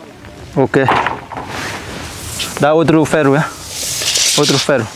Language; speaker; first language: Portuguese; non-native, learner; Vietnamese